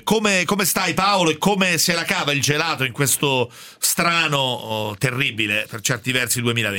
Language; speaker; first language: Italian; native; Italian